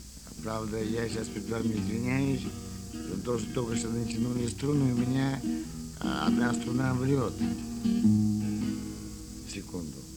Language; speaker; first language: Russian; native; Russian